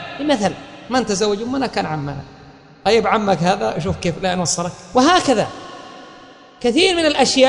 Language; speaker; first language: Arabic; native; Arabic